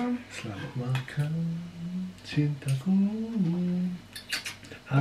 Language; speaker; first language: Indonesian; non-native, learner; German